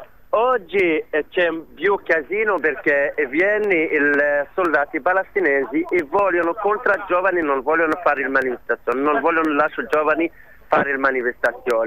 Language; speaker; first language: Italian; non-native, learner; Arabic